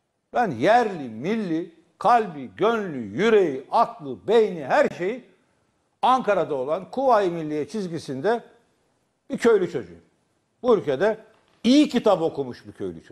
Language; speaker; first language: Turkish; native; Turkish